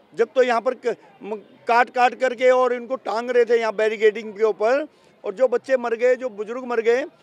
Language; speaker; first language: Hindi; native; Hindi